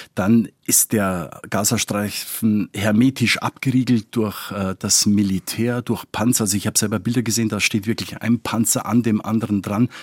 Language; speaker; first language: German; non-native, fluent; Spanish